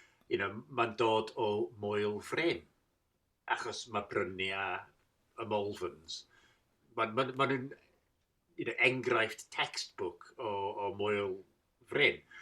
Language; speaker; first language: Welsh; non-native, fluent; English